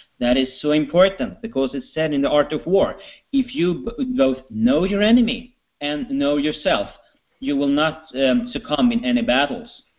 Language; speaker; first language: English; non-native, fluent; Swedish